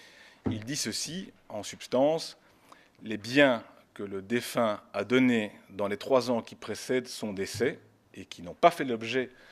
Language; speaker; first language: French; native; French